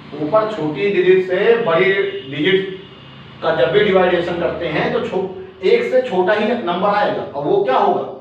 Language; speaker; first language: Hindi; native; Hindi